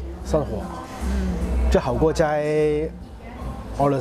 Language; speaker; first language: Chinese; non-native, local second language; Cantonese